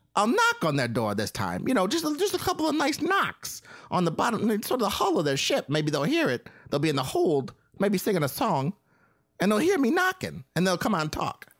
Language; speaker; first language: English; native; English